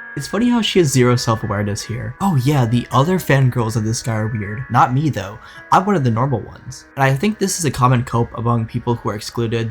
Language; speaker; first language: English; native; English